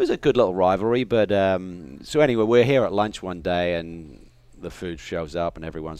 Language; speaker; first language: English; native; English